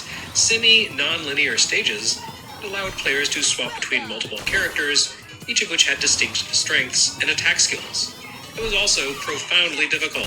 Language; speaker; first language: English; native; English